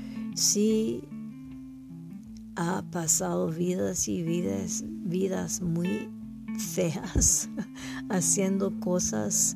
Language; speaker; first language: Spanish; non-native, learner; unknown